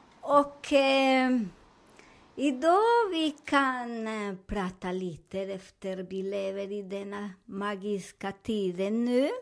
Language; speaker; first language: Swedish; non-native, fluent; Spanish